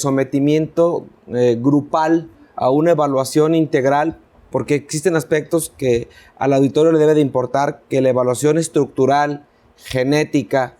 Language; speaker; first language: Spanish; native; Spanish